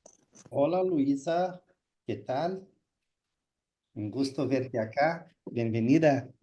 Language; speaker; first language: Spanish; non-native, fluent; Portuguese